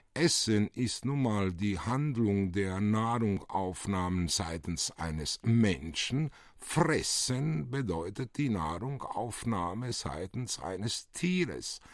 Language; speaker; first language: German; early bilingual, other home language; Italian